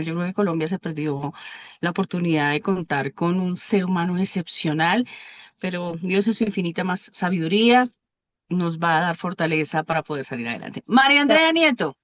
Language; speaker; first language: Spanish; native; Spanish